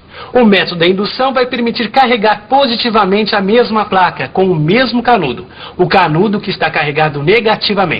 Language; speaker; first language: Portuguese; native; Portuguese